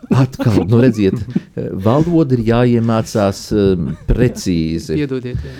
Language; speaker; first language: Latvian; native; Latvian